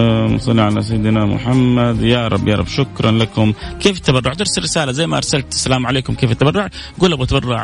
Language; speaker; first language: Arabic; native; Arabic